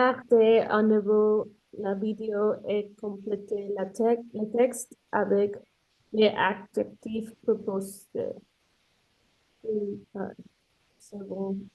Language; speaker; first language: French; non-native, learner; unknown